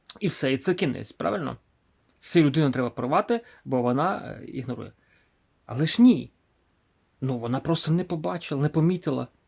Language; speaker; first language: Ukrainian; non-native, local second language; Russian